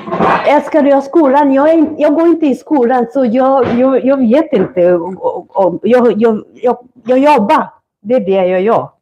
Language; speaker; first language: Swedish; non-native, fluent; Kikuyu